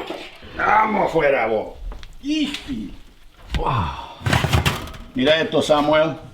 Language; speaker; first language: Spanish; native; Spanish